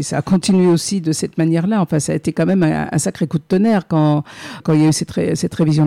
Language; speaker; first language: French; native; French